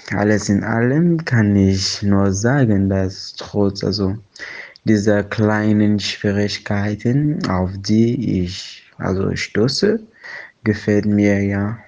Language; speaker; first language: German; non-native, fluent; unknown